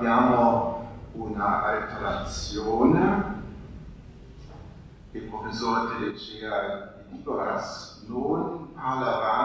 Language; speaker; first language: Italian; non-native, fluent; German